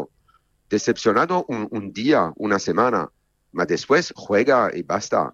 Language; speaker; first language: Spanish; non-native, fluent; Italian